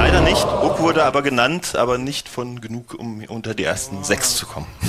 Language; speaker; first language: German; native; German